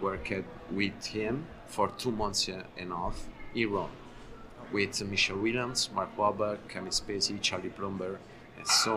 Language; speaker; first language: English; non-native, learner; Italian